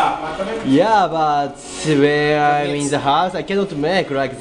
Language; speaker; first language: English; non-native, learner; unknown